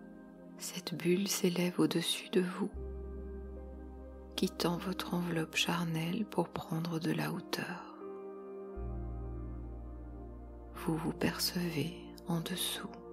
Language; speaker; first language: French; native; French